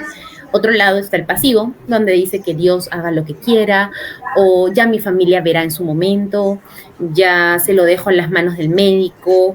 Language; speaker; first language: Spanish; native; Spanish